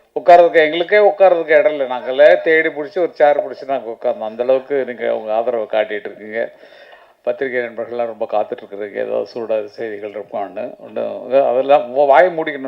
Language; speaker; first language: Tamil; native; Tamil